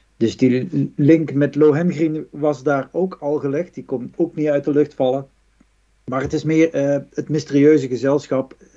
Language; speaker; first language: Dutch; native; Dutch